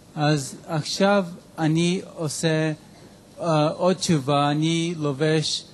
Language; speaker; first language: Hebrew; non-native, learner; English